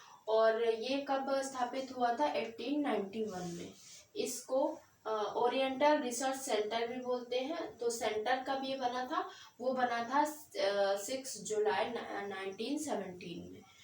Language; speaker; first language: Hindi; native; Hindi